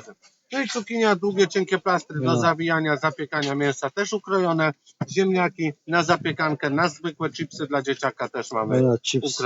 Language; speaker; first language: Polish; native; Polish